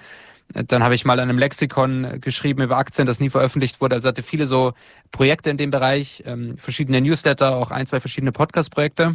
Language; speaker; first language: German; native; German